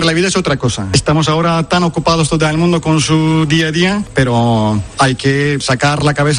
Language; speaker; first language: Spanish; non-native, fluent; Turkish